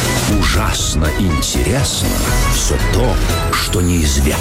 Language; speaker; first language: Russian; native; Russian